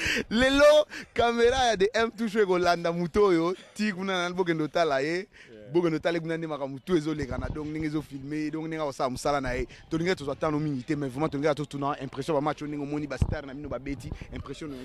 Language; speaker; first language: French; non-native, local second language; Lingala